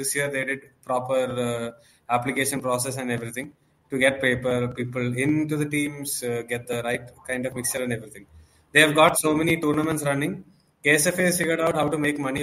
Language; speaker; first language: English; non-native, local second language; Malayalam